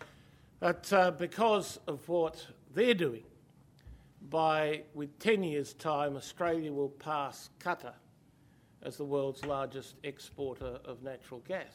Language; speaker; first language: English; native; English